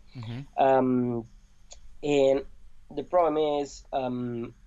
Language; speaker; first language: English; non-native, fluent; Italian